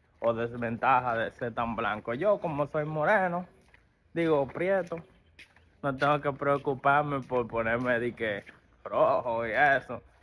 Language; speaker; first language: Spanish; native; Spanish